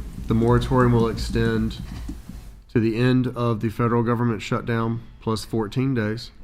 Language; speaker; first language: English; native; English